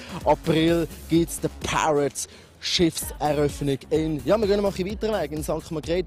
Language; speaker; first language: German; native; German